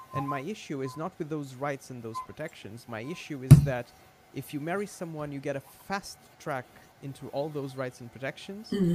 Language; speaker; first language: English; non-native, fluent; Portuguese